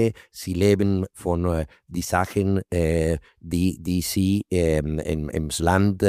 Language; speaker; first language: German; non-native, fluent; Spanish